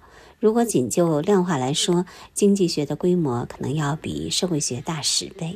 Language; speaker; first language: Chinese; native; Chinese